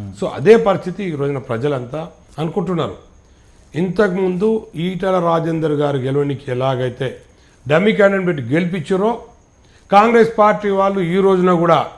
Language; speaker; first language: Telugu; native; Telugu